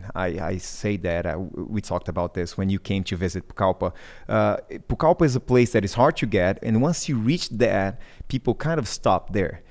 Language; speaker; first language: English; non-native, fluent; Portuguese